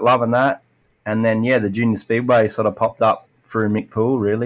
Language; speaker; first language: English; native; English